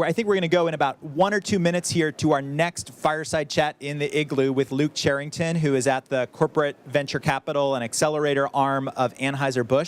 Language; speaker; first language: English; native; English